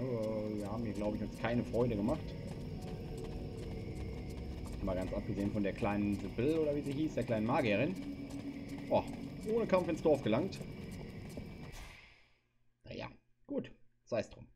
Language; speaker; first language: German; native; German